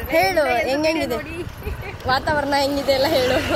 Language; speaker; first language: Kannada; non-native, local second language; Lambadi